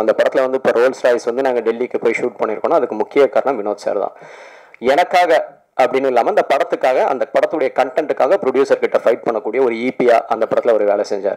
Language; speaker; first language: Tamil; native; Tamil